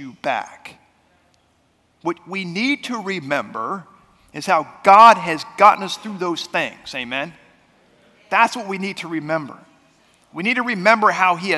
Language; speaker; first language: English; native; English